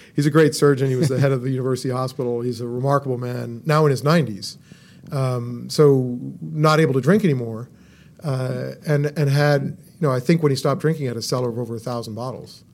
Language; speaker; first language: English; native; English